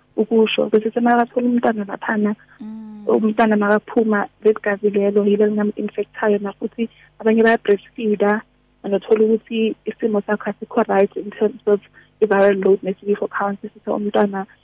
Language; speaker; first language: Zulu; non-native, local second language; Tswana